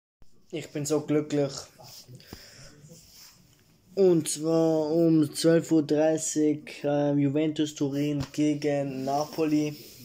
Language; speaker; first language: German; early bilingual, other home language; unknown